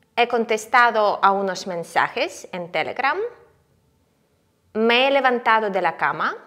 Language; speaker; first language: Spanish; non-native, fluent; Ukrainian